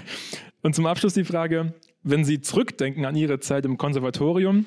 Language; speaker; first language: German; native; German